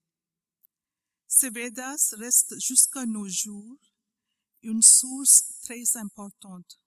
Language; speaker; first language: French; non-native, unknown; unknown